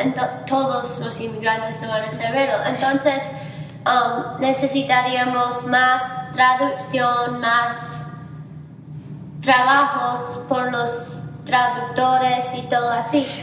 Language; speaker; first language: Spanish; non-native, learner; English